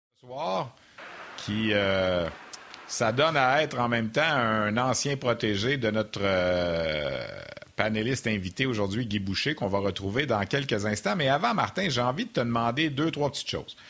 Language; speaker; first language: French; native; French